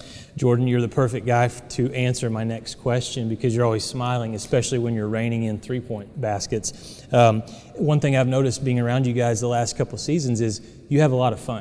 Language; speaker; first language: English; native; English